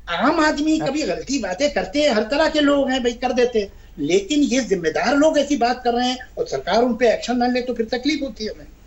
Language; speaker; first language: Hindi; native; Hindi